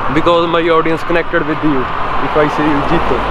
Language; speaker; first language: English; non-native, local second language; Punjabi